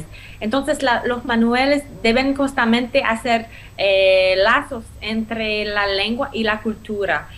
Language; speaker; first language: Spanish; non-native, fluent; French